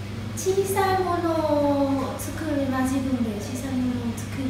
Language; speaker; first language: Japanese; non-native, learner; Vietnamese